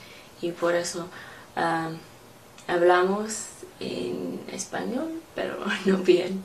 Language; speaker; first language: Spanish; non-native, learner; English